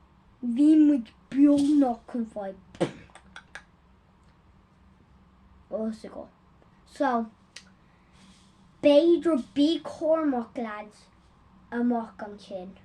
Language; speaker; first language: Irish; non-native, local second language; English